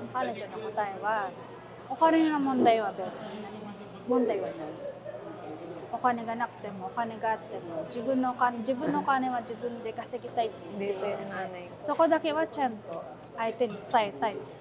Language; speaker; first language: Japanese; non-native, fluent; Filipino